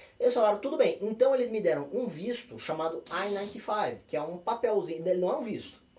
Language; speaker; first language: Portuguese; native; Portuguese